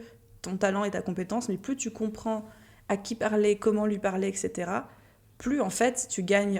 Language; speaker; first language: French; native; French